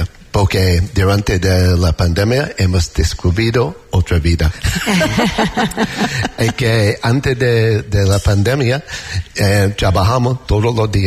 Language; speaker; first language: Spanish; non-native, learner; English